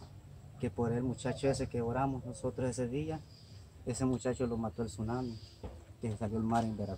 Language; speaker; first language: Spanish; native; Spanish